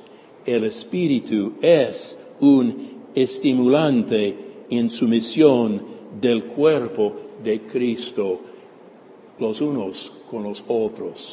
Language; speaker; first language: Spanish; non-native, fluent; English